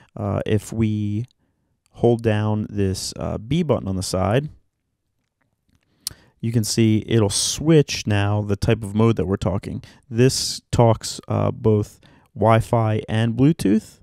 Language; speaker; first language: English; native; English